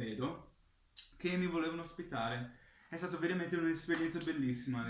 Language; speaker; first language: Italian; early bilingual, heritage; English